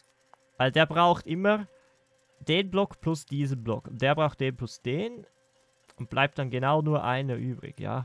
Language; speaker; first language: German; native; German